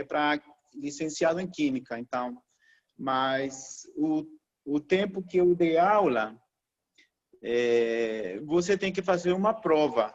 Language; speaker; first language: Portuguese; non-native, fluent; Spanish